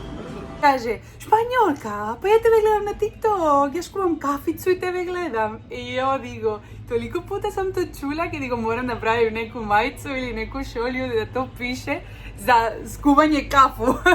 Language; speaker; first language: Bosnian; non-native, learner; Spanish